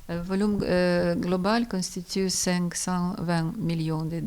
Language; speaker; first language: French; non-native, fluent; Ukrainian